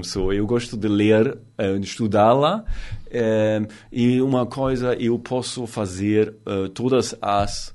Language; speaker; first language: Portuguese; non-native, learner; German